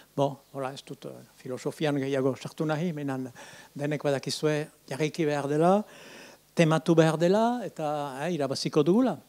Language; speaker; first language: Basque; native; Basque